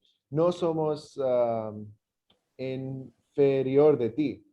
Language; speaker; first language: Spanish; non-native, learner; English